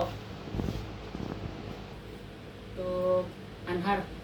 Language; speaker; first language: English; non-native, learner; Indonesian